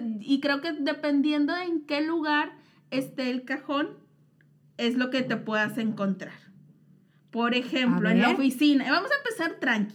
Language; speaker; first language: Spanish; native; Spanish